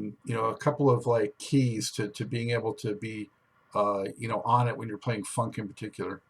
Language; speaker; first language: English; native; English